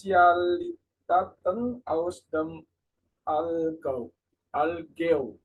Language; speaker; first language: German; non-native, learner; Indonesian